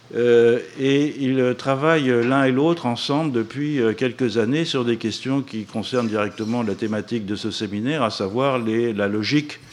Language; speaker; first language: French; native; French